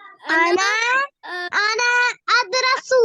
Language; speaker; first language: Arabic; non-native, learner; Urdu